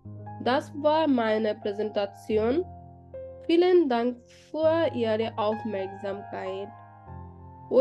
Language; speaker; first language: German; non-native, learner; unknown